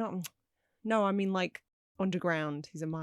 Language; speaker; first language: English; native; English